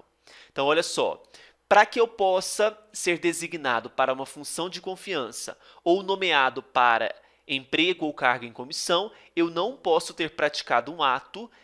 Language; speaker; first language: Portuguese; native; Portuguese